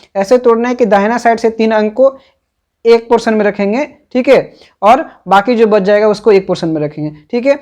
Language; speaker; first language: Hindi; native; Hindi